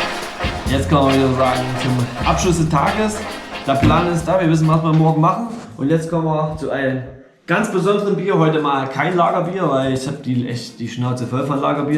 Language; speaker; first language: German; native; German